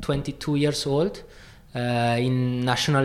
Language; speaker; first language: English; non-native, fluent; Italian